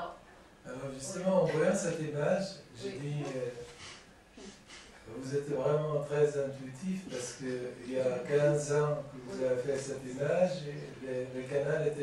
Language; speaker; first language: French; non-native, fluent; Arabic